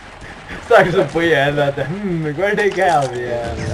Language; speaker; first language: Swedish; non-native, learner; Faroese